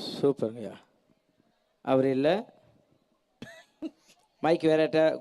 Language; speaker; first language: Tamil; native; Tamil